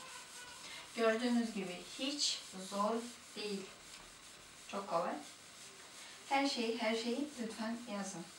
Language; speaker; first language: Turkish; non-native, fluent; Russian